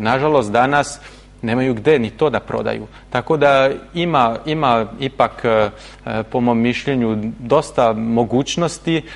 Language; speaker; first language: Serbian; non-native, fluent; French